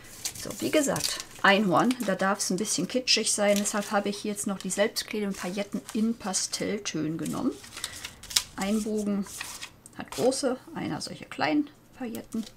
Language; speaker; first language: German; native; German